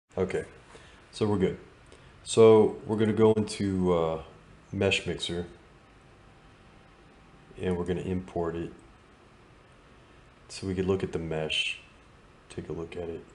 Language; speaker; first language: English; native; English